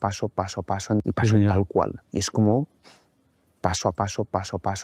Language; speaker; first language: Spanish; native; Spanish